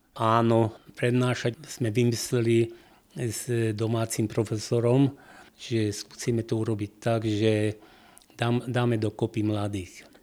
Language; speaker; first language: Slovak; non-native, local second language; Hungarian